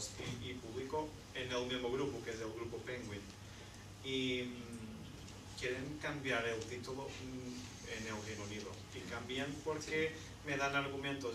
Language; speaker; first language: Spanish; non-native, fluent; Portuguese